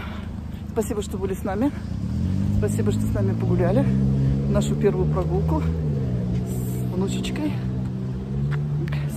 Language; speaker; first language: Russian; native; Russian